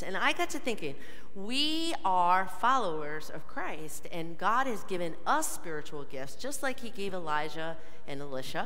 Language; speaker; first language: English; native; English